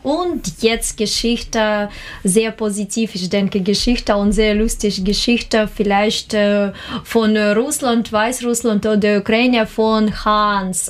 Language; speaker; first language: German; non-native, learner; Russian